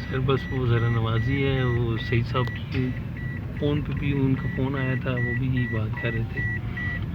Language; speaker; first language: Urdu; non-native, local second language; Punjabi